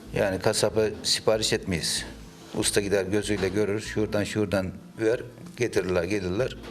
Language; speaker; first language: Turkish; native; Turkish